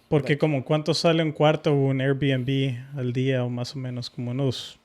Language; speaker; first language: Spanish; early bilingual, heritage; Spanish